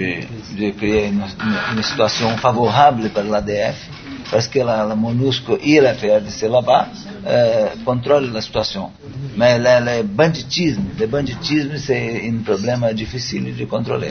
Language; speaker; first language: French; non-native, learner; Portuguese